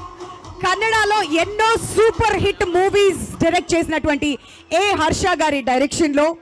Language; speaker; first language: Telugu; native; Telugu